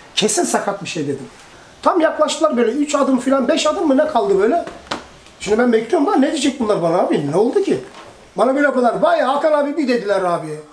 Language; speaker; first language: Turkish; early bilingual, heritage; Turkish